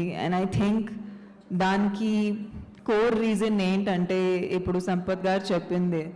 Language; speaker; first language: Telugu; non-native, fluent; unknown